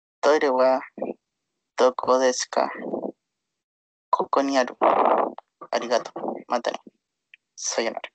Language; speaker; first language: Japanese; non-native, learner; Spanish